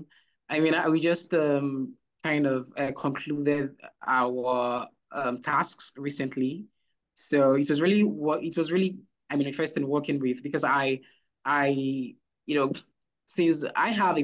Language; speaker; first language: English; non-native, local second language; Yoruba